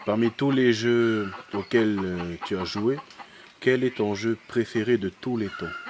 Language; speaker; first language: French; native; French